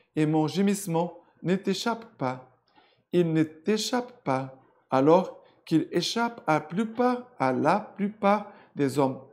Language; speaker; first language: French; non-native, fluent; Portuguese